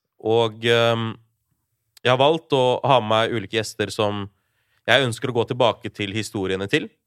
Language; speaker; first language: Norwegian; early bilingual, other home language; Urdu